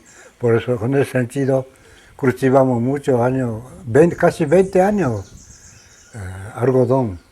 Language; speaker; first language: Spanish; non-native, learner; Japanese